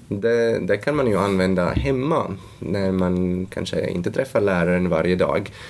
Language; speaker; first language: Swedish; non-native, fluent; Latvian